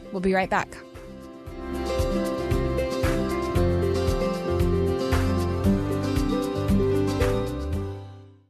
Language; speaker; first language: English; native; English